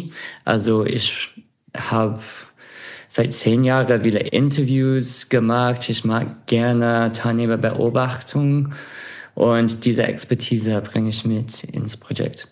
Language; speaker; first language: German; non-native, fluent; English